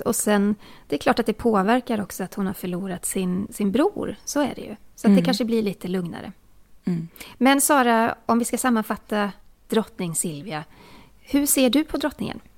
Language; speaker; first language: Swedish; native; Swedish